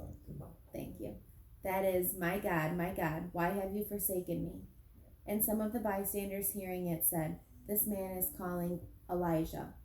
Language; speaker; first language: English; native; English